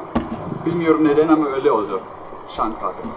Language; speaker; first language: Turkish; non-native, learner; German